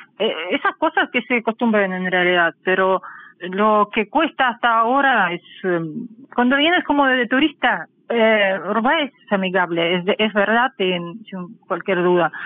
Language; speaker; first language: Spanish; non-native, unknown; Russian